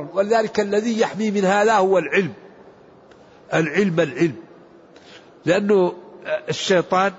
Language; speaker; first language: Arabic; native; Arabic